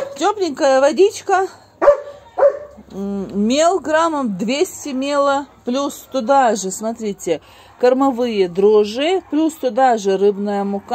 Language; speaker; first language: Russian; non-native, local second language; Ingush